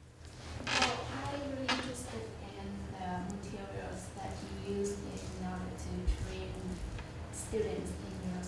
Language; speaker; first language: English; non-native, fluent; Vietnamese